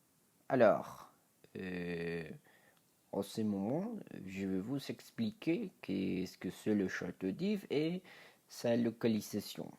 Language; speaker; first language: French; non-native, learner; Spanish